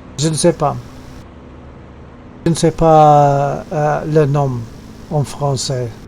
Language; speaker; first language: French; non-native, learner; English